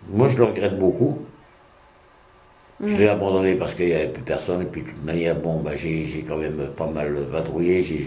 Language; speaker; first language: French; native; French